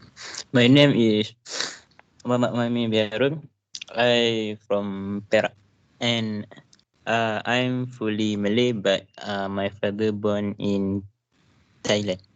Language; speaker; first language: English; non-native, learner; Malay